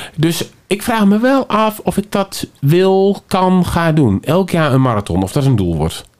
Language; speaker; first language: Dutch; native; Dutch